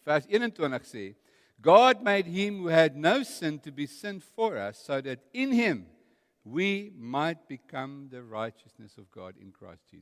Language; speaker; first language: English; non-native, local second language; Afrikaans